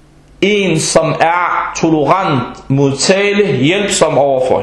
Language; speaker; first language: Danish; early bilingual, other home language; Arabic